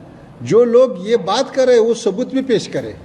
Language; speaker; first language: Hindi; non-native, fluent; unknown